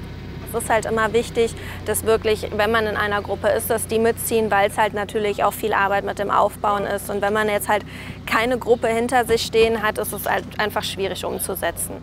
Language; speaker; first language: German; native; German